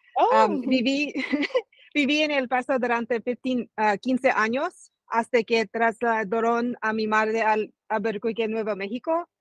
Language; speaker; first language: Spanish; early bilingual, heritage; Spanish